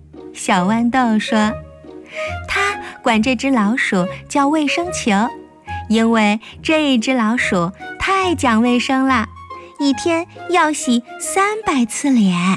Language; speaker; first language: Chinese; native; Chinese